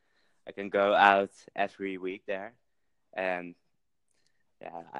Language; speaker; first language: English; non-native, fluent; Dutch